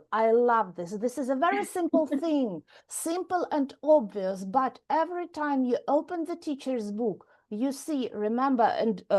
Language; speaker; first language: English; non-native, fluent; Ukrainian